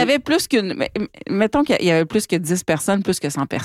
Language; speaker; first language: French; native; French